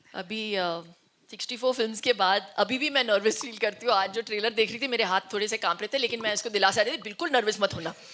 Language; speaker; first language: Hindi; non-native, local second language; Tulu